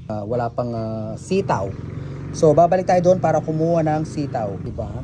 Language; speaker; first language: Filipino; non-native, local second language; Pampanga